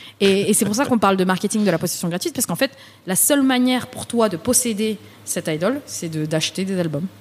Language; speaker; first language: French; early bilingual, other home language; Vietnamese